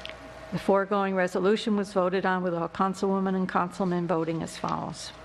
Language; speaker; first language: English; native; English